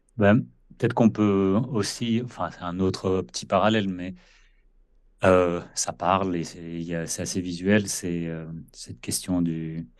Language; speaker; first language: French; native; French